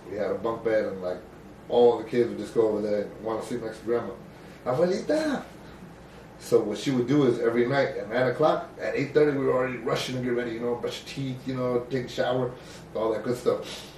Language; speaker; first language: English; early bilingual, other home language; Spanish